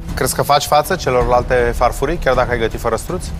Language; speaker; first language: Romanian; non-native, fluent; French